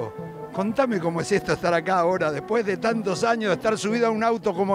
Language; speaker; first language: Spanish; native; Spanish